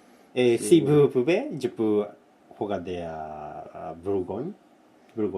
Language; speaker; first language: French; non-native, learner; Japanese